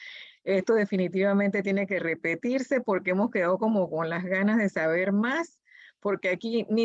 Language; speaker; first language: Spanish; native; Spanish